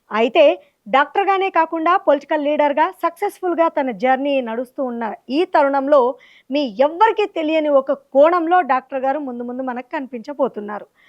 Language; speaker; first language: Telugu; native; Telugu